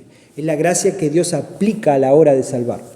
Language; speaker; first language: Spanish; native; Spanish